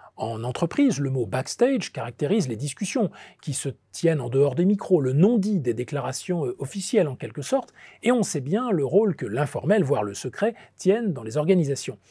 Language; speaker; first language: French; native; French